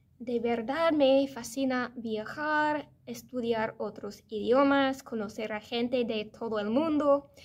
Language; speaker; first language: Spanish; non-native, fluent; English